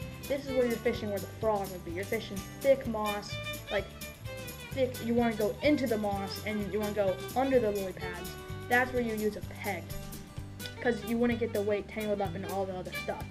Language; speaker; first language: English; native; English